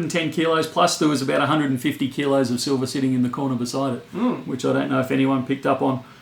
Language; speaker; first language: English; native; English